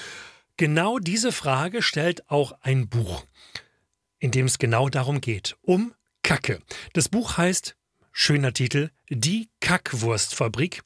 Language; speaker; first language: German; native; German